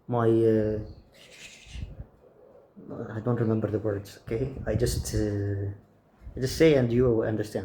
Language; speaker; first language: English; non-native, fluent; Arabic